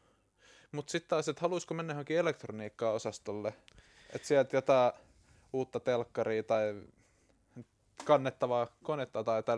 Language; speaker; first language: Finnish; native; Finnish